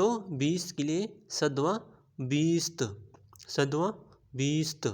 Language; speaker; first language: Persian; non-native, fluent; Urdu